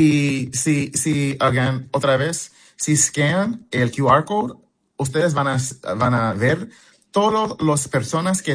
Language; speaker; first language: Spanish; early bilingual, heritage; English